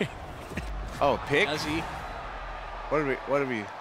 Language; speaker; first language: English; native; English